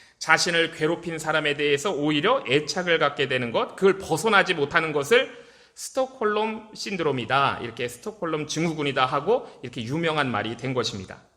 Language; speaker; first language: Korean; native; Korean